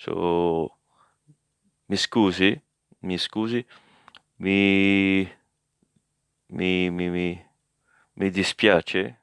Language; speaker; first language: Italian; non-native, learner; English